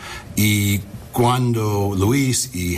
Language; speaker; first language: Spanish; early bilingual, heritage; English